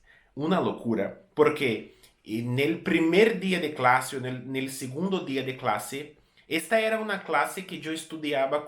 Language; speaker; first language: Spanish; non-native, fluent; Portuguese